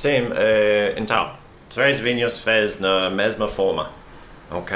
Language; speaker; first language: Portuguese; non-native, learner; English